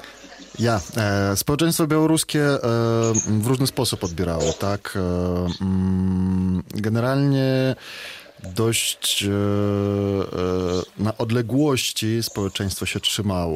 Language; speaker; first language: Polish; non-native, fluent; Belarusian